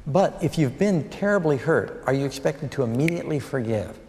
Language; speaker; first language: English; native; English